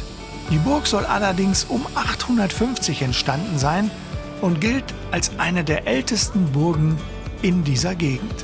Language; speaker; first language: German; native; German